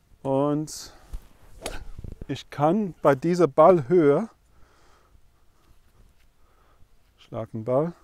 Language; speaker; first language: German; non-native, fluent; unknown